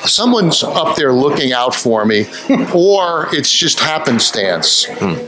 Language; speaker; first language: English; native; English